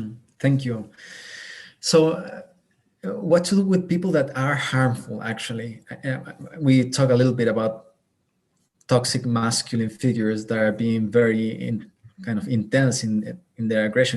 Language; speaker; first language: English; non-native, fluent; Spanish